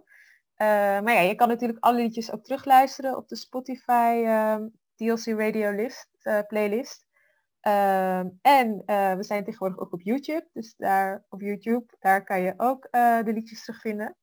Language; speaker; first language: Dutch; native; Dutch